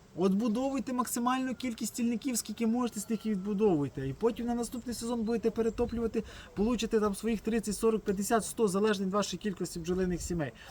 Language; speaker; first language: Ukrainian; native; Ukrainian